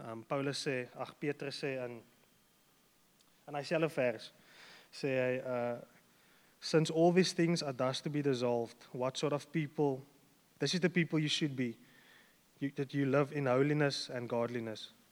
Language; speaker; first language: English; non-native, local second language; Afrikaans